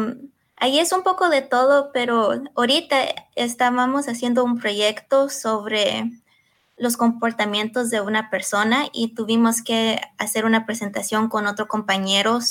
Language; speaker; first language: Spanish; early bilingual, heritage; Spanish